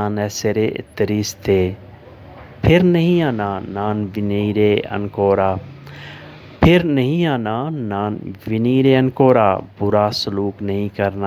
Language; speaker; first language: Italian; non-native, learner; Urdu